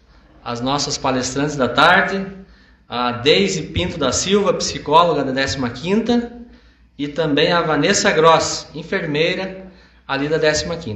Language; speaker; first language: Portuguese; native; Portuguese